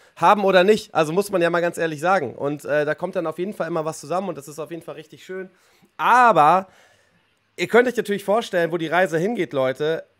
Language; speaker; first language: German; native; German